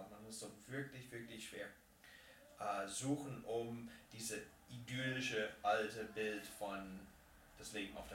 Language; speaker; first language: German; non-native, fluent; English